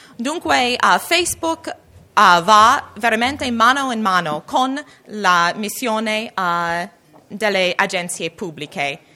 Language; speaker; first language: Italian; non-native, learner; English